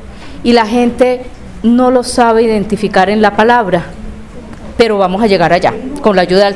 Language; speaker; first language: Spanish; native; Spanish